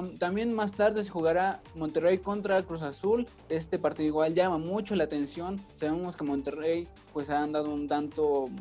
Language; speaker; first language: Spanish; native; Spanish